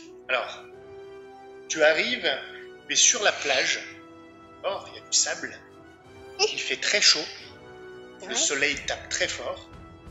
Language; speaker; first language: French; native; French